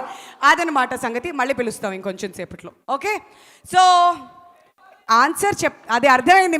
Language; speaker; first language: Telugu; native; Telugu